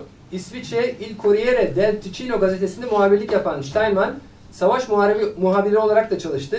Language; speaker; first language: Turkish; native; Turkish